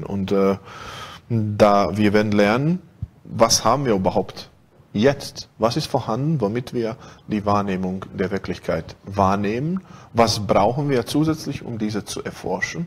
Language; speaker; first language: German; non-native, fluent; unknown